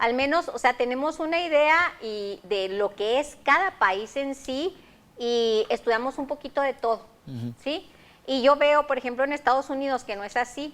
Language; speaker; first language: Spanish; native; Spanish